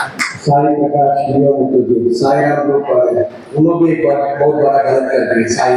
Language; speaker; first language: Hindi; non-native, local second language; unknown